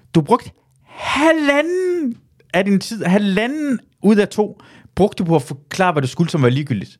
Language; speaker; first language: Danish; early bilingual, other home language; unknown